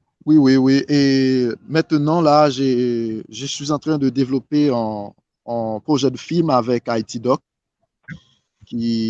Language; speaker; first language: French; non-native, local second language; Haitian Creole